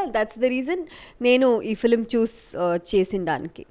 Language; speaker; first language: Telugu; non-native, local second language; Kannada